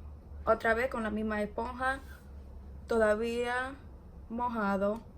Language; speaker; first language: Spanish; early bilingual, heritage; English